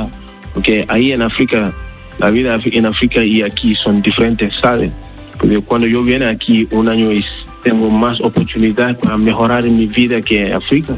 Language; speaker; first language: Spanish; non-native, learner; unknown